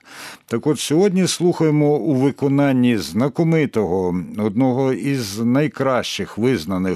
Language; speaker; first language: Ukrainian; native; Ukrainian